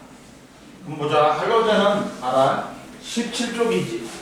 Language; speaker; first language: Korean; native; Korean